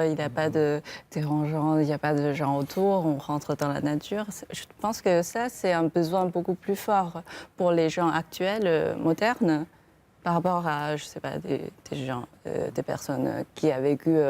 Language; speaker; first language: French; non-native, fluent; Chinese